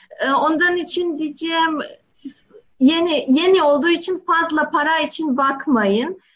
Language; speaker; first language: Turkish; non-native, learner; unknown